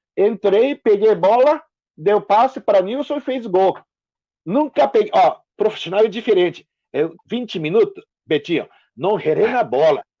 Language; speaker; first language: Portuguese; non-native, fluent; Japanese